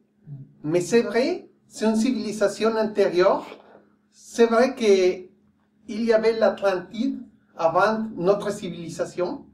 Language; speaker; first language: French; non-native, fluent; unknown